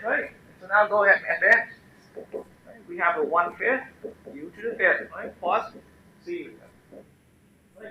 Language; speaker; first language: English; non-native, fluent; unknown